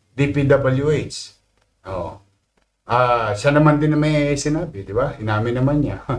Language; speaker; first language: Filipino; native; Filipino